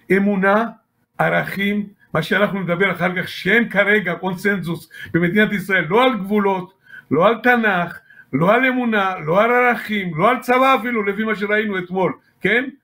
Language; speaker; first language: Hebrew; non-native, fluent; Georgian